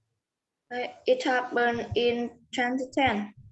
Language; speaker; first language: English; non-native, learner; Vietnamese